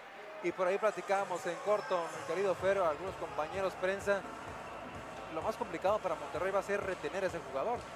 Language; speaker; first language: Spanish; native; Spanish